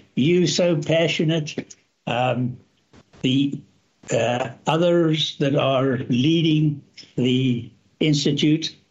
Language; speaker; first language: English; native; English